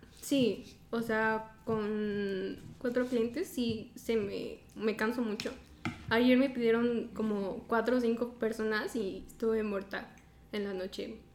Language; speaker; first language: Spanish; native; Spanish